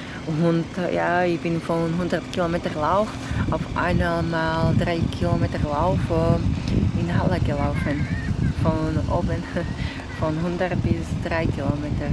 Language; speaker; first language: German; non-native, learner; Slovak